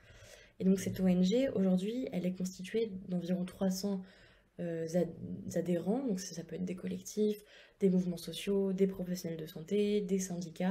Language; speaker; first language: French; native; French